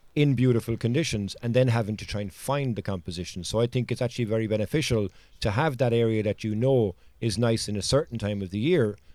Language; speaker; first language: English; native; English